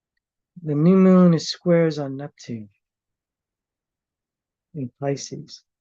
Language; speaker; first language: English; native; English